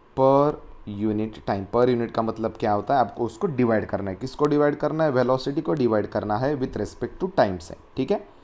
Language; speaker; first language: Hindi; non-native, local second language; Marathi